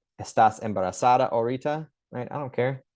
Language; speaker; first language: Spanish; early bilingual, heritage; English